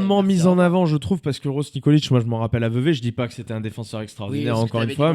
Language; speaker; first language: French; native; French